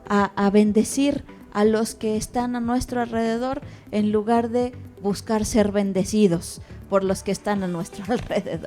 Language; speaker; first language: Spanish; native; Spanish